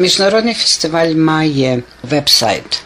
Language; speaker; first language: Ukrainian; early bilingual, heritage; Ukrainian